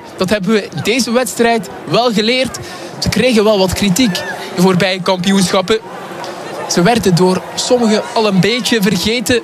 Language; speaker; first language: Dutch; native; Dutch